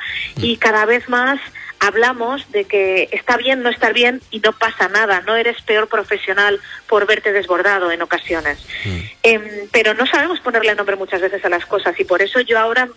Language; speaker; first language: Spanish; native; Spanish